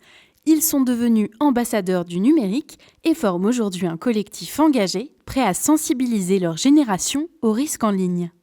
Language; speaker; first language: French; native; French